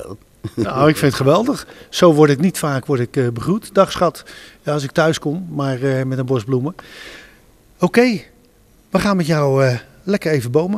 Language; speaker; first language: Dutch; native; Dutch